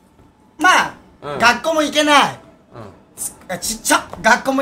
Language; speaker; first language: Japanese; native; Japanese